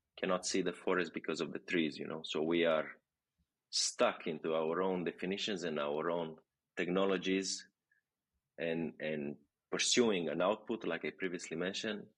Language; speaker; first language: English; non-native, fluent; Romanian